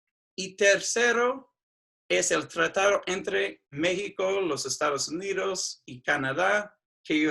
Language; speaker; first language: Spanish; non-native, fluent; English